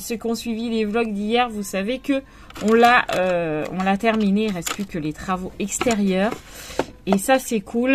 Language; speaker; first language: French; native; French